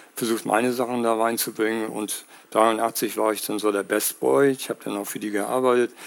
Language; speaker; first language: German; native; German